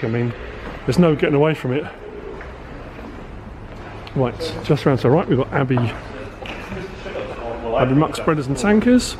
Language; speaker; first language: English; native; English